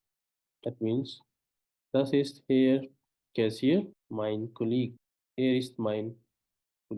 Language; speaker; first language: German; non-native, fluent; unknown